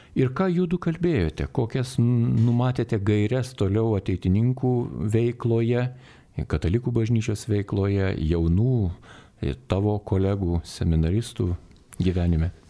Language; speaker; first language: Lithuanian; native; Lithuanian